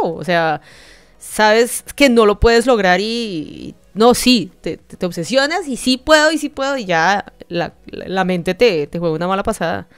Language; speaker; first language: Spanish; native; Spanish